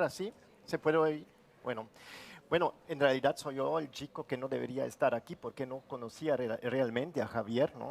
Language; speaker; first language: Spanish; non-native, fluent; German